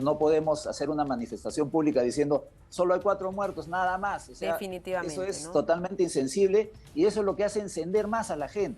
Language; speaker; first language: Spanish; native; Spanish